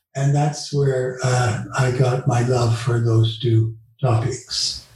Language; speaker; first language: English; early bilingual, other home language; Dutch